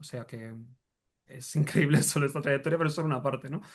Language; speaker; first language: Spanish; native; Spanish